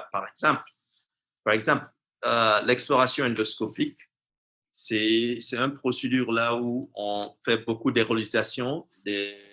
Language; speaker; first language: French; non-native, fluent; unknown